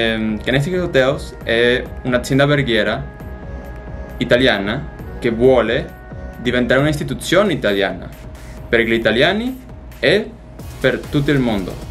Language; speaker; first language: Italian; non-native, learner; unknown